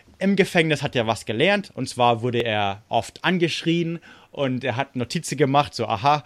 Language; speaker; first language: German; non-native, fluent; English